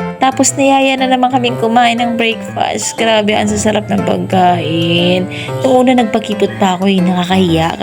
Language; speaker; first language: Filipino; non-native, local second language; Bikol